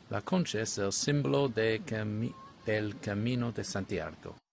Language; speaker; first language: Spanish; non-native, learner; English